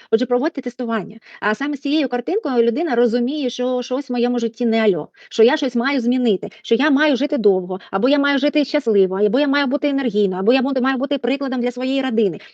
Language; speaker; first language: Ukrainian; non-native, local second language; Russian